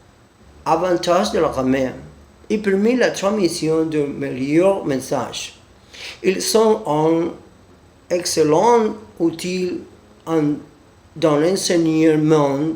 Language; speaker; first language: French; non-native, learner; Spanish